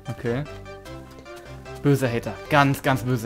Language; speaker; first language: German; native; German